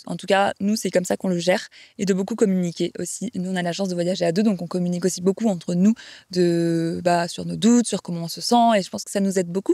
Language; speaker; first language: French; native; French